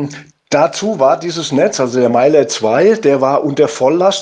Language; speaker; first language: German; native; German